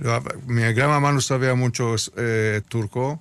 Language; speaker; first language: Spanish; early bilingual, heritage; Spanish